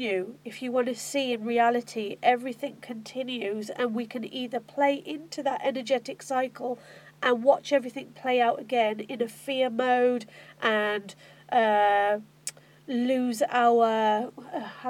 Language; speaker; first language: English; native; English